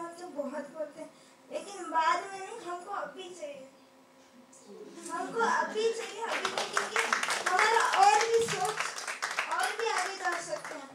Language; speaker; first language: Hindi; non-native, local second language; Kannada